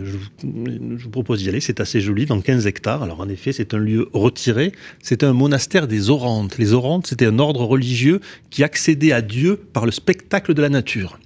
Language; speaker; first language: French; native; French